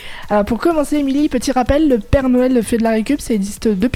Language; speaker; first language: French; native; French